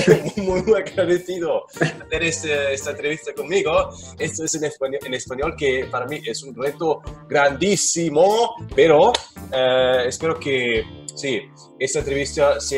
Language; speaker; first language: Spanish; non-native, learner; German